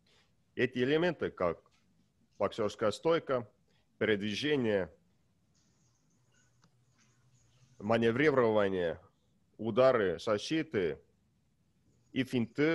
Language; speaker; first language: Russian; non-native, learner; Estonian